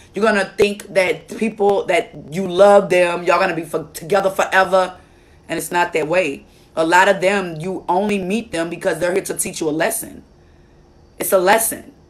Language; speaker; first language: English; native; English